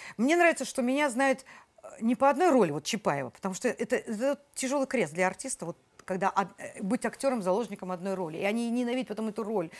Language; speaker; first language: Russian; native; Russian